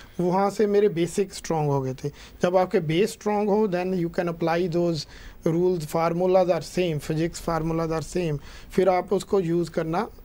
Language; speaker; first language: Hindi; non-native, local second language; Punjabi